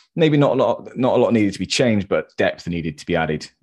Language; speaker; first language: English; native; English